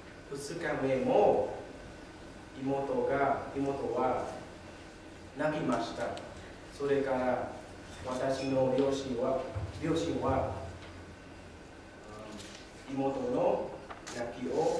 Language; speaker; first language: Japanese; non-native, learner; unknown